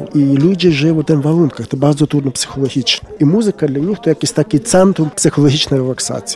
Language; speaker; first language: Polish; non-native, learner; Ukrainian